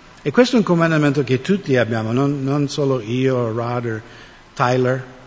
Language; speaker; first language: Italian; non-native, fluent; English